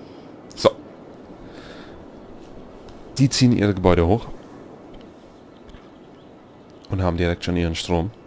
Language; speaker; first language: German; native; German